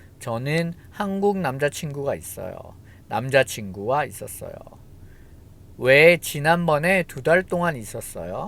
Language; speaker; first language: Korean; non-native, fluent; Thai